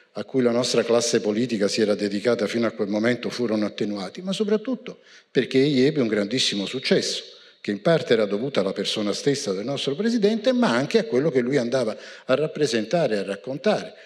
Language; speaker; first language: Italian; native; Italian